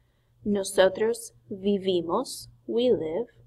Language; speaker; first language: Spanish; non-native, fluent; English